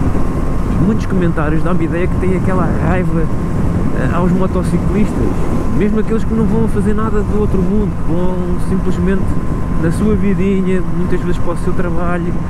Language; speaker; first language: Portuguese; native; Portuguese